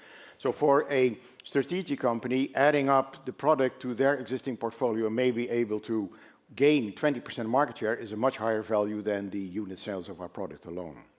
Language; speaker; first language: English; non-native, fluent; Dutch